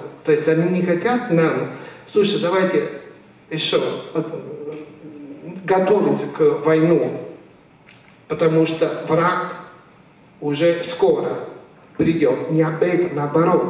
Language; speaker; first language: Russian; non-native, fluent; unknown